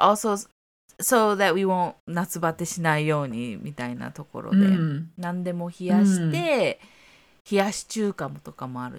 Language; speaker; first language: Japanese; native; Japanese